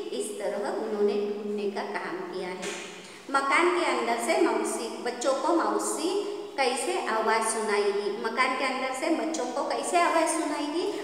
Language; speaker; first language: Hindi; non-native, local second language; Kannada